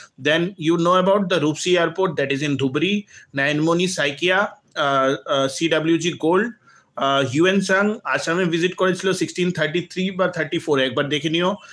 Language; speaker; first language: English; non-native, local second language; Bangla